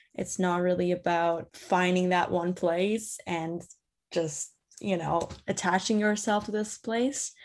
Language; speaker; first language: English; non-native, fluent; Persian